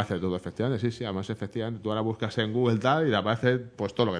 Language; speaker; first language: Spanish; native; Spanish